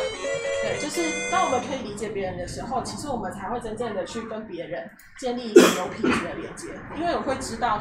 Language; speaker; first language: Chinese; native; Chinese